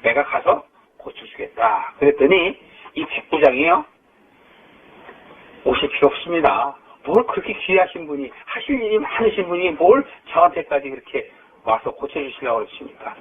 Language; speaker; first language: Korean; native; Korean